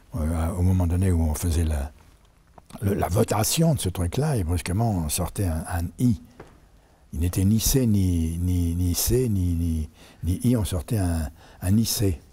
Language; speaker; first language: French; native; French